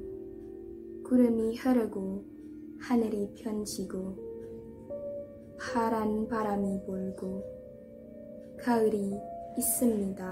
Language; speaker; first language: Korean; non-native, learner; Indonesian